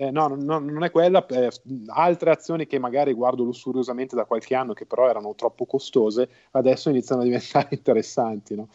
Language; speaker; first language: Italian; native; Italian